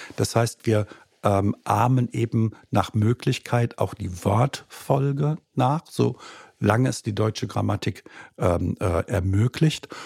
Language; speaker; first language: German; native; German